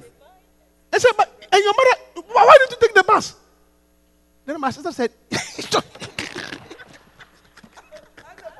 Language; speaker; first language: English; non-native, local second language; Akan